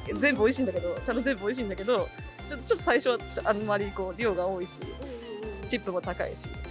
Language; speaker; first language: Japanese; native; Japanese